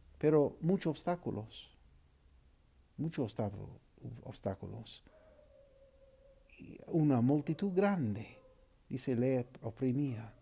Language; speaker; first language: Spanish; non-native, fluent; English